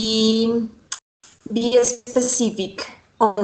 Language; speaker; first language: English; non-native, fluent; Spanish